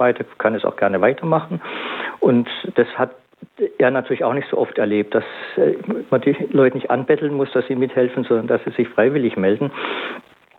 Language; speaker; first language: German; native; German